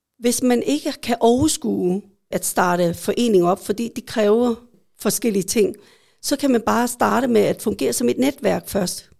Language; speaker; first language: Danish; early bilingual, other home language; Vietnamese